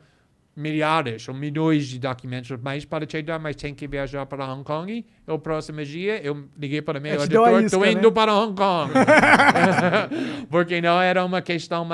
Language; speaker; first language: Portuguese; non-native, fluent; English